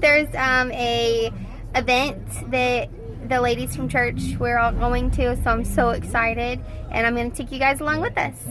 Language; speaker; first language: English; native; English